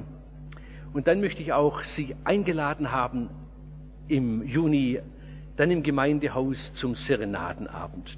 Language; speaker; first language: German; native; German